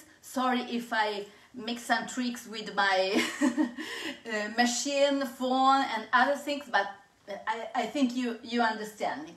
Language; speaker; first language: English; non-native, fluent; Italian